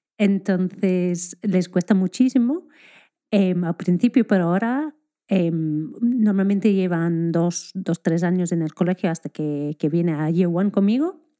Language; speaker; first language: Spanish; non-native, fluent; English